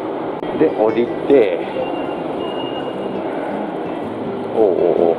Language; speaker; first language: Japanese; native; Japanese